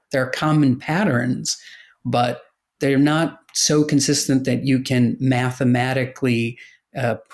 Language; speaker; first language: English; native; English